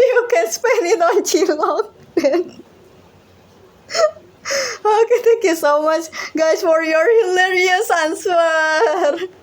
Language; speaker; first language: English; non-native, learner; Indonesian